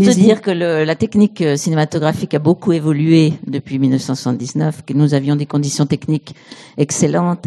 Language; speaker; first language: French; native; French